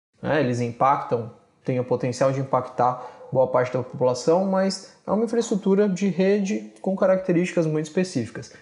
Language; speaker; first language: Portuguese; native; Portuguese